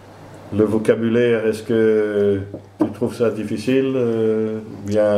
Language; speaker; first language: French; non-native, fluent; Dutch